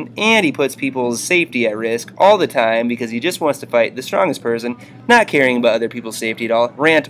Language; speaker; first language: English; native; English